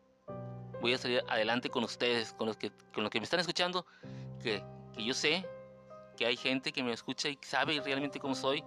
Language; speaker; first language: Spanish; native; Spanish